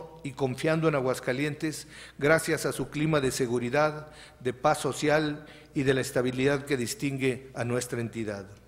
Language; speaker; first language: Spanish; native; Spanish